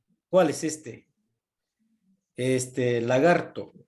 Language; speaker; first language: Spanish; non-native, local second language; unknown